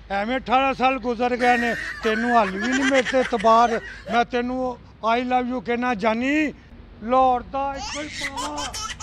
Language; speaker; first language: Punjabi; native; Punjabi